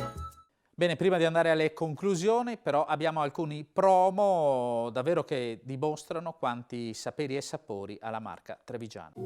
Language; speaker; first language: Italian; native; Italian